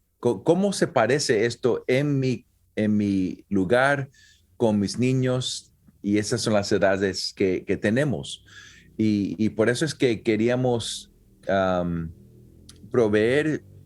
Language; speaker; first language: Spanish; early bilingual, heritage; Spanish